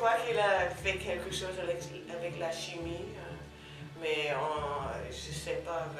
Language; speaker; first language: French; non-native, fluent; English